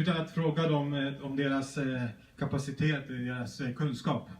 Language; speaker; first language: Swedish; early bilingual, other home language; Spanish